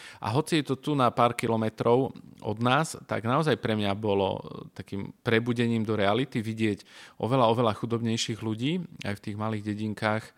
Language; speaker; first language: Slovak; native; Slovak